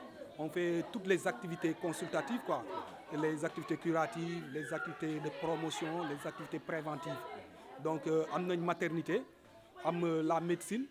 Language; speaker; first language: French; non-native, local second language; Wolof